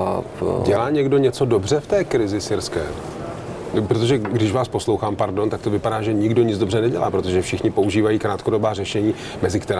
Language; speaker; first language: Czech; native; Czech